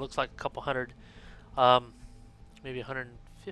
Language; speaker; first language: English; native; English